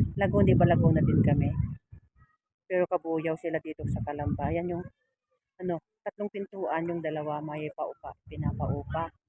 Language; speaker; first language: Filipino; non-native, local second language; Iloko